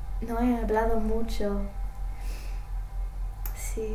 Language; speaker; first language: Spanish; non-native, learner; English